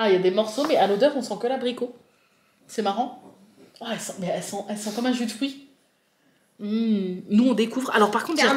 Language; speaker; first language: French; native; French